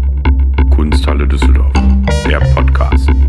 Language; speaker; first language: German; native; German